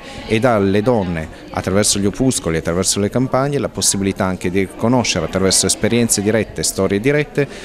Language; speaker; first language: Italian; native; Italian